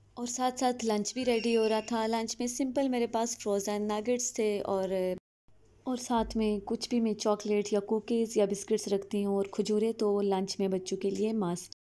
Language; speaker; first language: Hindi; native; Hindi